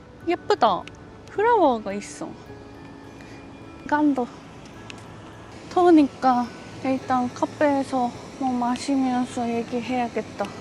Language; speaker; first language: Korean; non-native, fluent; Japanese